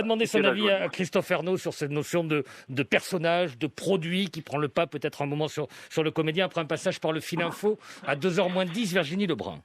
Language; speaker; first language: French; native; French